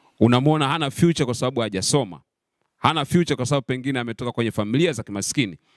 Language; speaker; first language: Swahili; native; Swahili